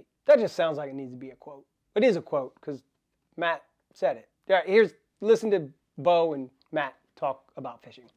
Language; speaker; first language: English; native; English